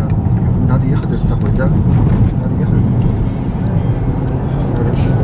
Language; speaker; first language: Russian; non-native, fluent; Turkish